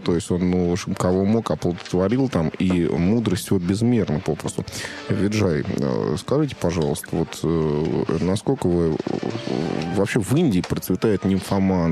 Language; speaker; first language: Russian; native; Russian